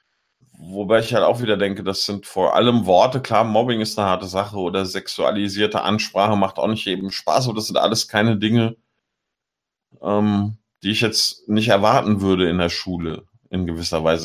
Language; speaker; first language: German; native; German